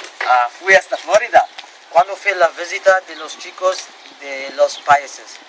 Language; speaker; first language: Spanish; non-native, learner; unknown